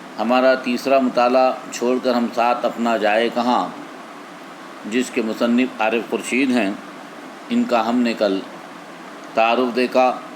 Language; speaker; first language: Urdu; native; Urdu